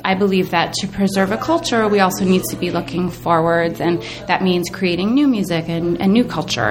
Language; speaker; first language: English; native; English